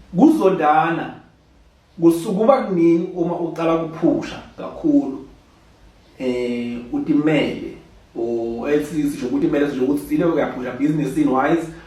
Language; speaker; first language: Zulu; non-native, local second language; Swati